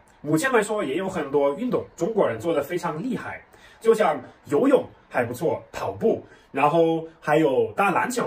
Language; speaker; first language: Chinese; non-native, fluent; German